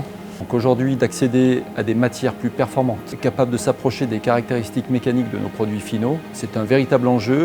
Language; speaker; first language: French; native; French